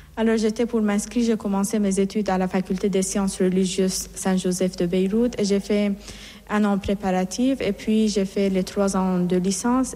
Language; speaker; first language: French; non-native, fluent; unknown